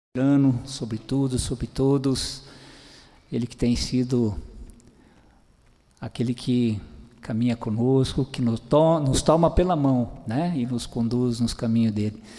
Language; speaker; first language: Portuguese; native; Portuguese